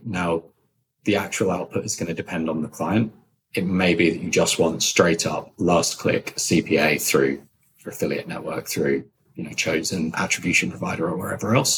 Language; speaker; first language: English; native; English